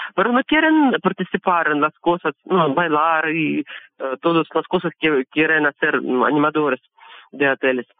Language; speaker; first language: Spanish; non-native, learner; Russian